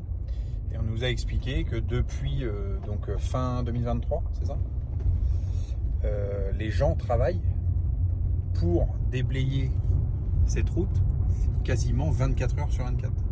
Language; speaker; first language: French; native; French